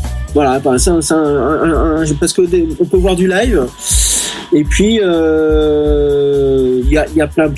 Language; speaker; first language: French; native; French